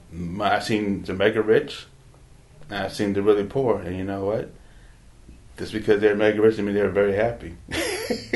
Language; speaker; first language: English; native; English